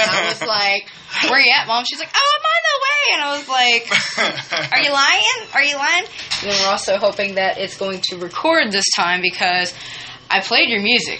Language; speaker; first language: English; native; English